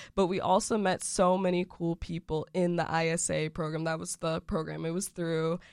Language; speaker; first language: English; native; English